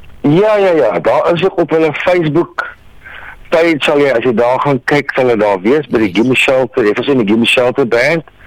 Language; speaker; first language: Afrikaans; non-native, local second language; English